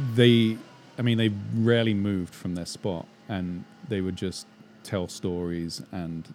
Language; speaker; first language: English; native; English